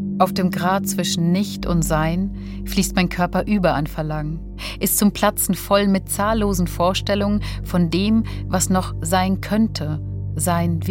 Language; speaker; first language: German; native; German